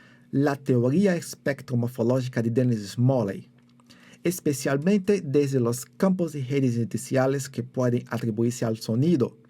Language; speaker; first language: Spanish; non-native, fluent; Portuguese